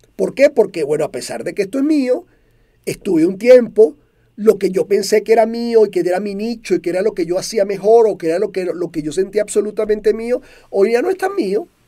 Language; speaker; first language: Spanish; native; Spanish